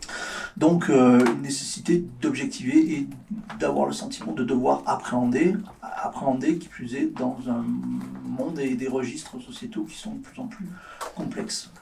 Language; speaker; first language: French; native; French